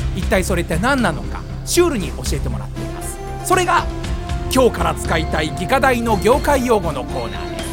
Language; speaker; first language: Japanese; native; Japanese